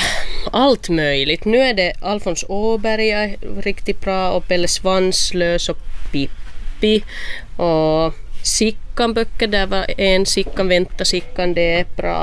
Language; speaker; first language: Swedish; non-native, local second language; Finnish